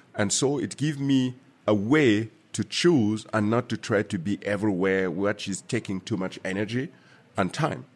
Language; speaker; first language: English; non-native, fluent; Mossi